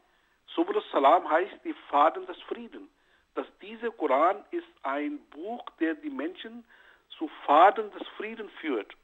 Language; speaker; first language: German; non-native, fluent; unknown